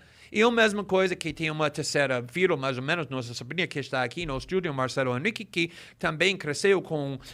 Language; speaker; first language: Portuguese; non-native, fluent; English